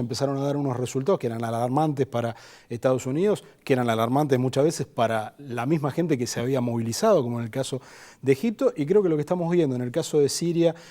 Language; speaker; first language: Spanish; native; Spanish